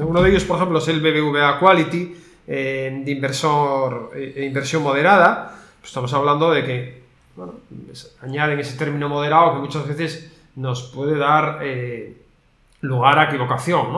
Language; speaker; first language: Spanish; native; Spanish